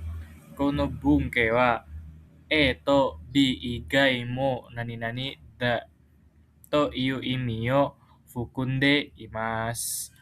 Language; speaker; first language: Japanese; non-native, fluent; Indonesian